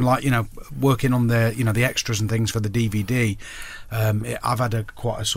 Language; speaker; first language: English; native; English